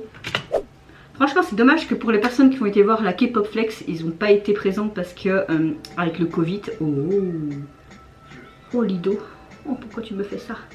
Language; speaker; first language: French; native; French